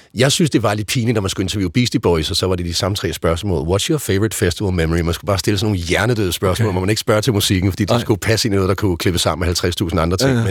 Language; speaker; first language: Danish; native; Danish